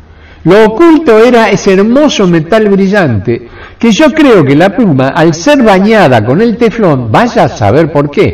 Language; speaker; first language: Spanish; native; Spanish